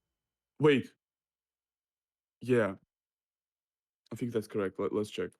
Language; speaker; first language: English; non-native, fluent; Russian